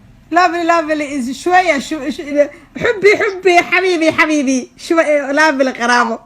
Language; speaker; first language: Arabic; non-native, learner; Somali